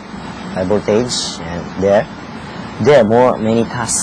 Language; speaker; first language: English; non-native, learner; Japanese